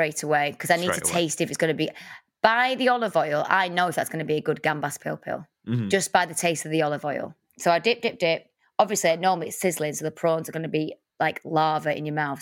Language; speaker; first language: English; native; English